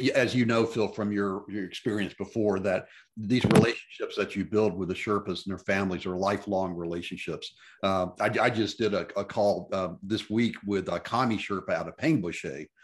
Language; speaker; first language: English; native; English